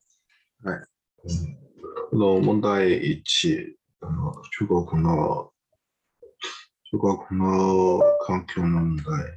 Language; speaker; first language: Japanese; non-native, learner; Chinese